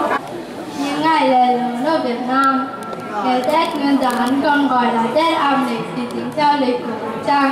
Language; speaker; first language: Vietnamese; early bilingual, heritage; Vietnamese